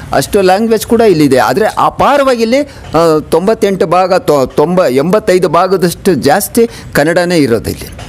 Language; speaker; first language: Kannada; non-native, local second language; Urdu